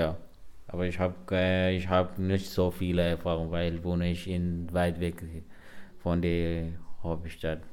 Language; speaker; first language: German; non-native, learner; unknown